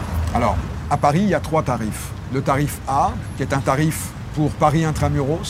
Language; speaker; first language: French; native; French